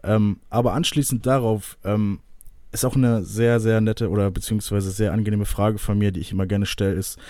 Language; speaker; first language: German; native; German